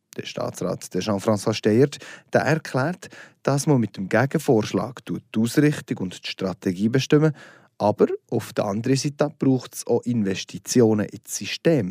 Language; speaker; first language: German; native; German